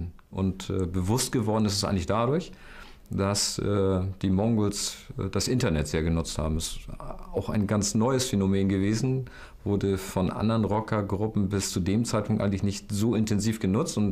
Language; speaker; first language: German; native; German